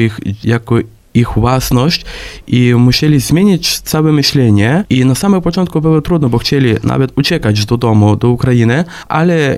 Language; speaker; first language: Polish; non-native, fluent; Ukrainian